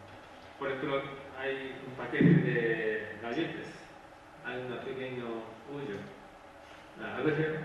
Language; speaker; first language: Spanish; non-native, fluent; Japanese